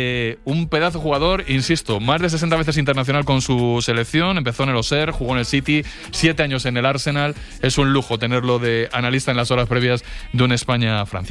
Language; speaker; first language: Spanish; native; Spanish